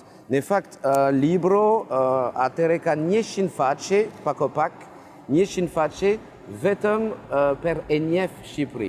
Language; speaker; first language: Albanian; non-native, learner; French